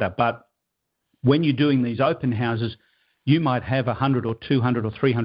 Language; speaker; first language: English; native; English